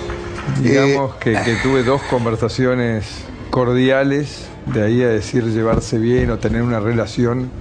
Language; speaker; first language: Spanish; native; Spanish